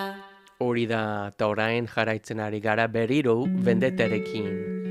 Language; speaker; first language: Basque; non-native, learner; English